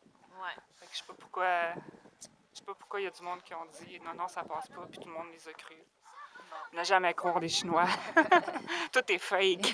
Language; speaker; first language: French; native; French